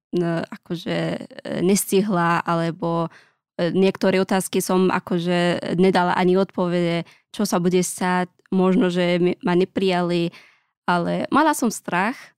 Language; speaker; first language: Slovak; non-native, learner; Pashto